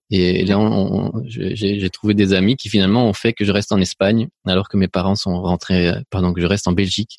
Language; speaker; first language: French; early bilingual, other home language; Spanish